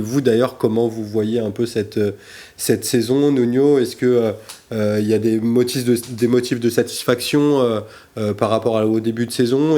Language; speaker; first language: French; native; French